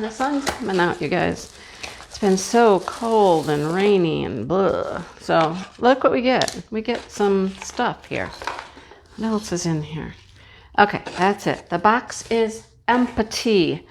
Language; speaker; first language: English; native; English